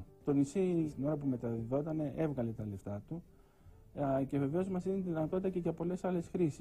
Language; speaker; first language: Greek; native; Greek